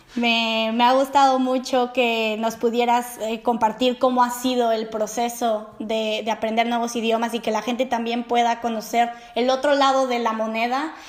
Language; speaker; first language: Spanish; native; Spanish